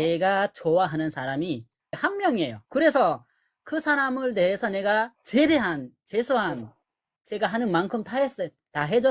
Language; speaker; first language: Korean; non-native, learner; Nepali